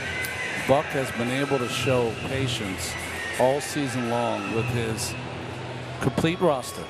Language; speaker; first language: English; native; English